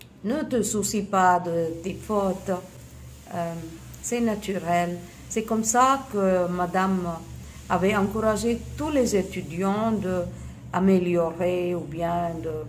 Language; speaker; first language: French; non-native, fluent; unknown